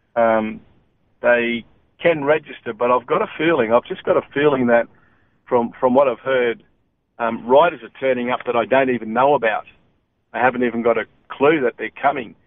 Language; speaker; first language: English; native; English